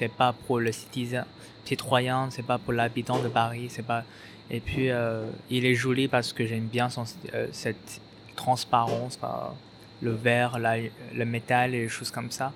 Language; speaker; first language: French; non-native, fluent; Chinese